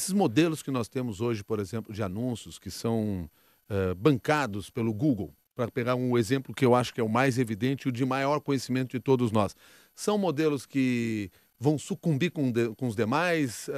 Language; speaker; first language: Portuguese; native; Portuguese